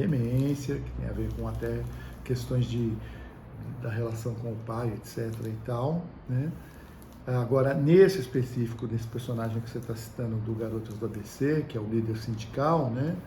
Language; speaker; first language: Portuguese; native; Portuguese